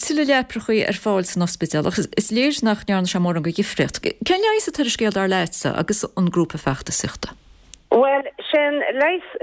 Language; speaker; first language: Irish; native; Irish